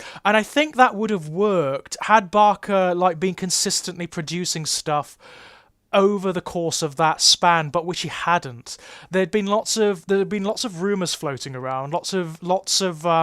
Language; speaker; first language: English; native; English